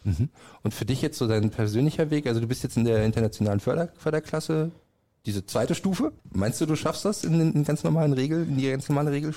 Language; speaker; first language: German; native; German